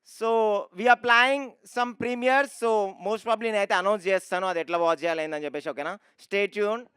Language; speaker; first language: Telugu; native; Telugu